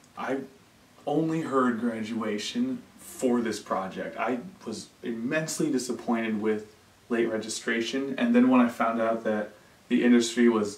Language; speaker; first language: English; native; English